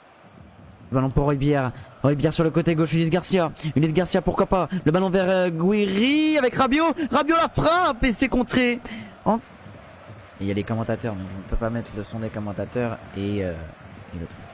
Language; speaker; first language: French; native; French